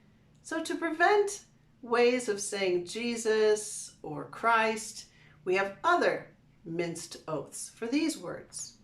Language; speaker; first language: English; native; English